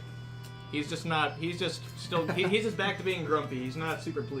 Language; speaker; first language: English; native; English